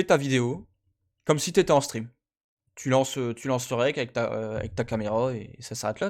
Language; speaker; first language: French; native; French